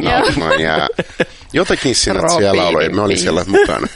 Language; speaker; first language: Finnish; non-native, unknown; Portuguese